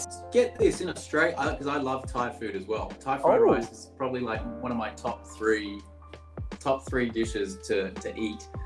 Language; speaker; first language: English; early bilingual, other home language; Portuguese